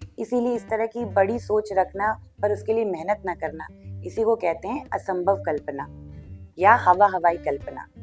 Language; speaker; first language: Hindi; non-native, local second language; Bangla